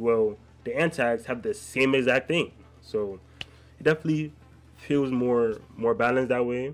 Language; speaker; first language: English; native; English